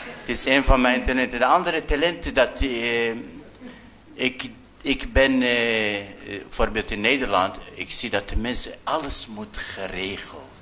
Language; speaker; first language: Dutch; non-native, fluent; Arabic